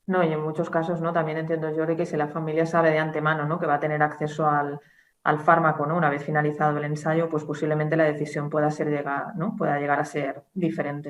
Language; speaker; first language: Spanish; native; Spanish